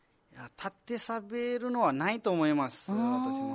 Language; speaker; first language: Japanese; non-native, fluent; Nepali